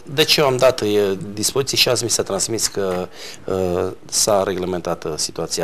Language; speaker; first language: Romanian; native; Romanian